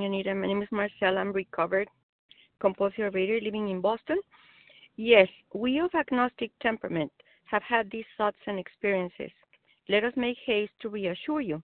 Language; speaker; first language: English; non-native, fluent; Spanish